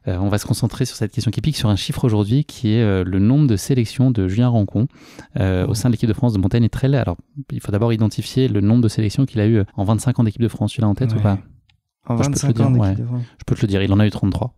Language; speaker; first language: French; native; French